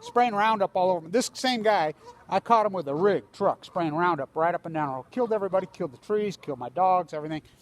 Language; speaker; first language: English; native; English